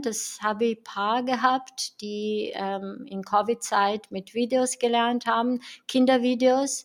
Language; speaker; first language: German; non-native, fluent; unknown